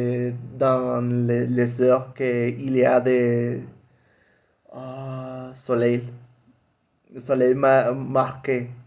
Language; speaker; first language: French; non-native, learner; Spanish